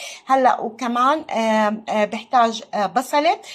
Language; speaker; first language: Arabic; native; Arabic